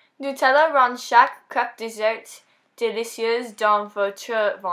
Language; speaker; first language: French; non-native, learner; English